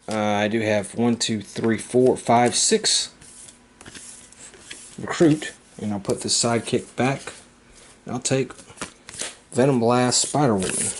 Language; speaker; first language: English; native; English